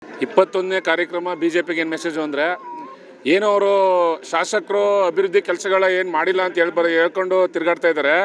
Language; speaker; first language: Kannada; native; Kannada